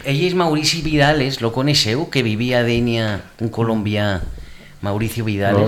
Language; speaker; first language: Spanish; non-native, local second language; Catalan